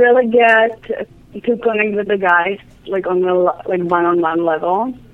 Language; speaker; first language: English; non-native, fluent; Czech